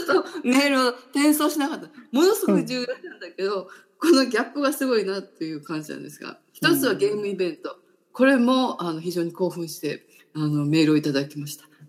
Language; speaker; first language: Japanese; native; Japanese